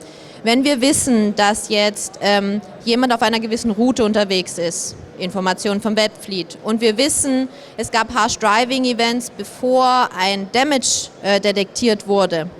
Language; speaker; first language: German; native; German